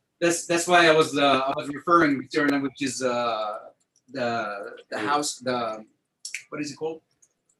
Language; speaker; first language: English; non-native, fluent; French